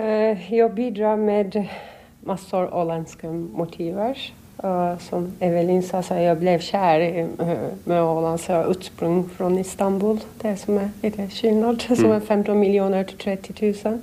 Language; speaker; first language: Swedish; non-native, learner; Turkish